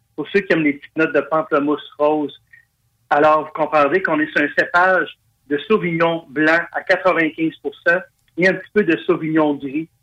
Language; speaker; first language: French; native; French